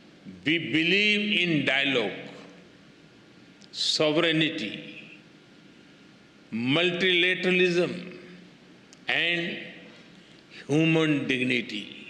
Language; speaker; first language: English; non-native, local second language; Hindi